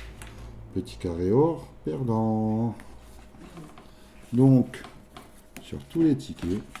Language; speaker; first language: French; native; French